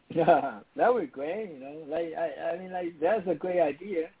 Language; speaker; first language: English; non-native, local second language; Cantonese